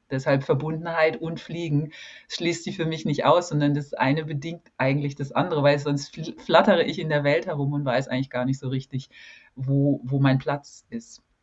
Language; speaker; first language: German; native; German